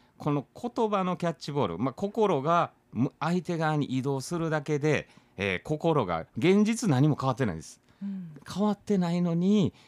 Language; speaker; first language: Japanese; native; Japanese